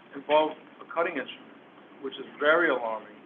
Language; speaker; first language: English; native; English